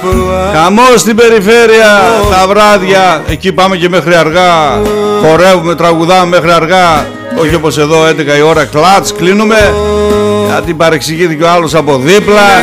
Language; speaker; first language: Greek; native; Greek